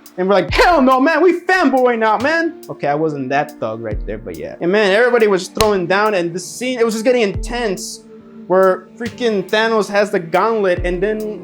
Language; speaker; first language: English; native; English